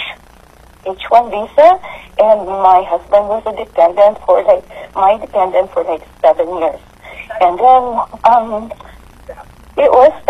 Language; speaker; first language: English; non-native, local second language; Filipino